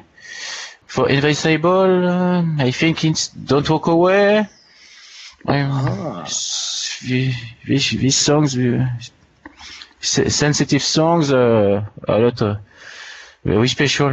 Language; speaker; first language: English; non-native, learner; French